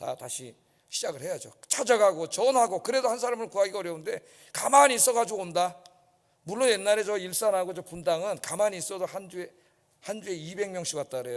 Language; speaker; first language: Korean; native; Korean